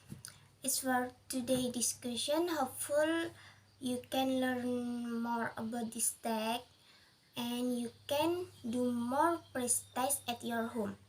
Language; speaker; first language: English; non-native, learner; Indonesian